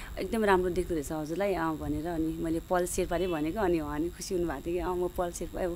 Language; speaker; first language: Nepali; non-native, local second language; Sherpa